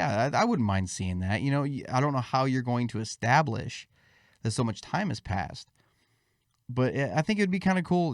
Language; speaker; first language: English; native; English